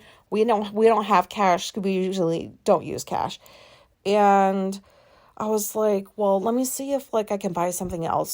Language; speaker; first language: English; native; English